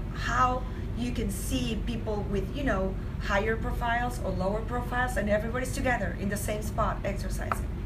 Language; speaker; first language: English; non-native, fluent; Spanish